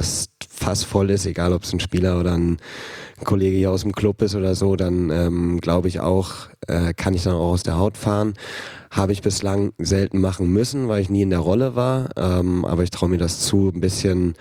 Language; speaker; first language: German; native; German